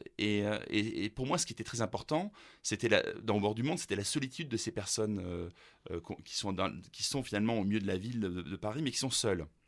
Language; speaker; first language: French; early bilingual, other home language; German